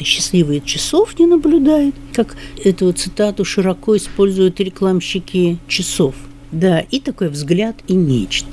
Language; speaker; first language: Russian; native; Russian